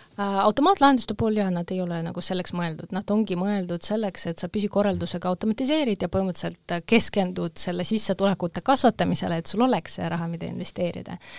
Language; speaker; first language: Estonian; non-native, local second language; Russian